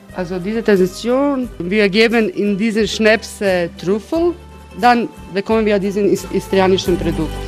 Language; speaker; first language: German; non-native, fluent; Croatian